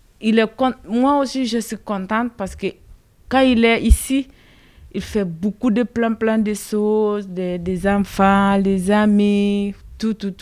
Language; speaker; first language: French; non-native, learner; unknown